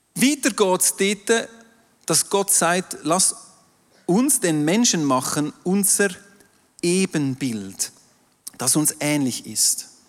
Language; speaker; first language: German; non-native, local second language; French